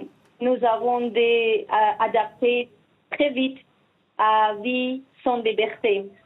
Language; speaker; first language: French; non-native, learner; Persian